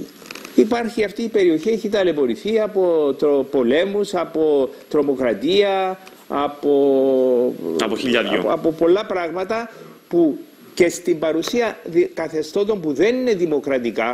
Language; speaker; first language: Greek; native; Greek